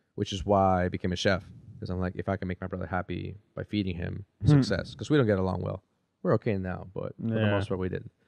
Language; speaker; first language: English; early bilingual, other home language; Spanish